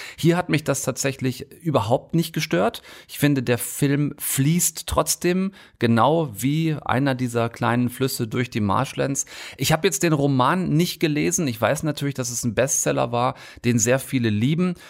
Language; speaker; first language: German; native; German